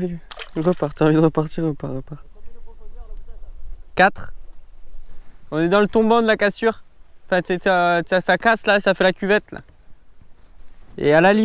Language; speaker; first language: French; native; French